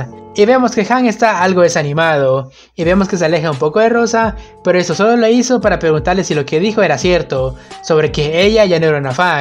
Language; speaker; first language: Spanish; native; Spanish